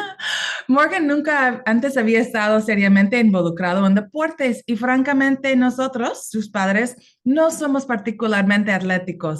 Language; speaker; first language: Spanish; non-native, fluent; English